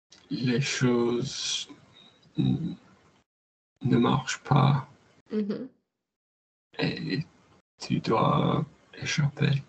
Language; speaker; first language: French; non-native, learner; English